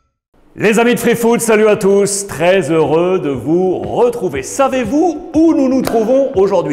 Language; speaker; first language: French; native; French